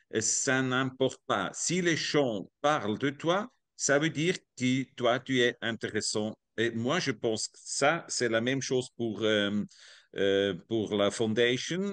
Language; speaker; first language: French; non-native, learner; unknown